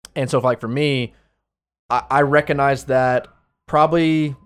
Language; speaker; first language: English; native; English